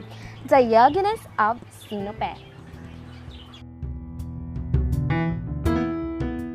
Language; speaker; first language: English; non-native, local second language; Cebuano